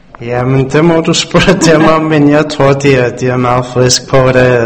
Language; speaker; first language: Danish; non-native, fluent; English